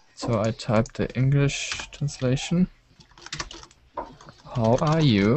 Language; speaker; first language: English; non-native, learner; German